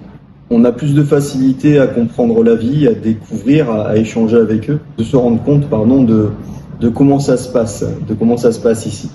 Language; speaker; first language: French; native; French